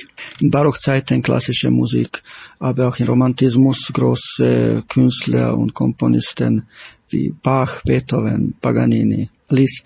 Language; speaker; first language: German; non-native, fluent; Slovak